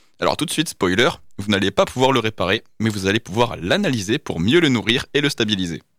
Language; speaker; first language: French; native; French